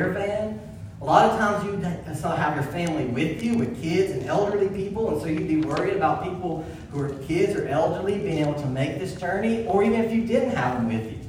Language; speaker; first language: English; native; English